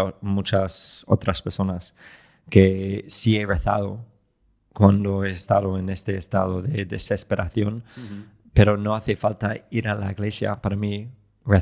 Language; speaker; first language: Spanish; non-native, fluent; English